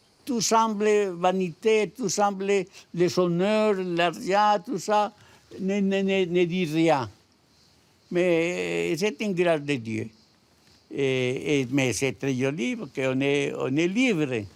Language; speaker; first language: French; non-native, learner; Spanish